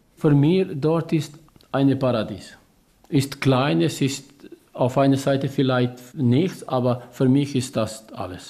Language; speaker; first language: German; non-native, learner; Albanian